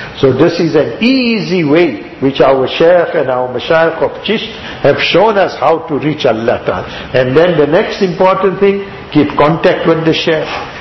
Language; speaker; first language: English; native; English